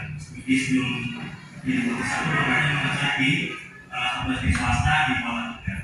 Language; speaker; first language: Indonesian; native; Indonesian